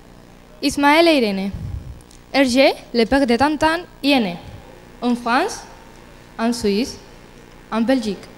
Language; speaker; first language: French; non-native, learner; Spanish